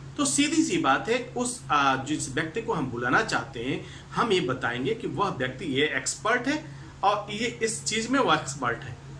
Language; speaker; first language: Hindi; native; Hindi